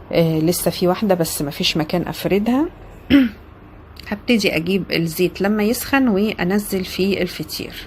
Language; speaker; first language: Arabic; native; Arabic